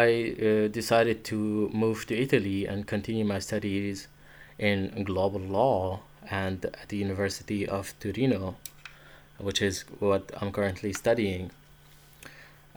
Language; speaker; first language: English; non-native, fluent; Arabic